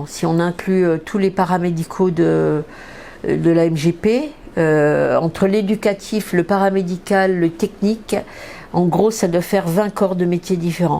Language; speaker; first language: French; native; French